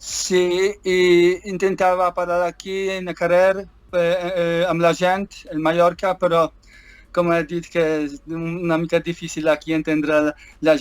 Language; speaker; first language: Catalan; non-native, learner; Polish